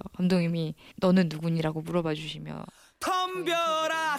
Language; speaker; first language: Korean; native; Korean